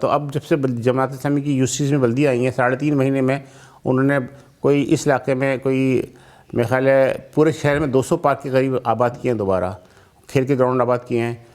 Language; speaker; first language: Urdu; native; Urdu